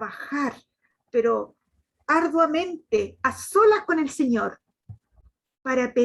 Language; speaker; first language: Spanish; native; Spanish